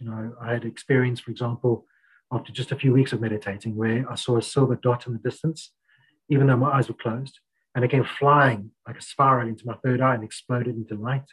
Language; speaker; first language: English; native; English